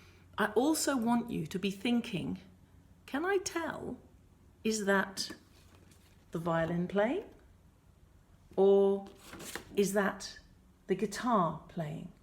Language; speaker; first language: English; native; English